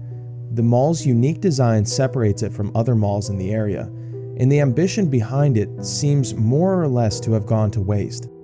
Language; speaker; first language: English; native; English